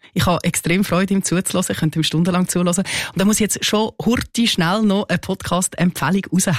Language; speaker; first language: German; native; German